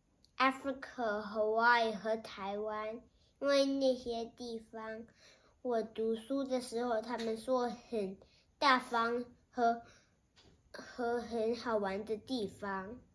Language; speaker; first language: Chinese; early bilingual, heritage; Chinese